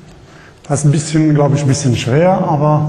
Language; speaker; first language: German; non-native, learner; Arabic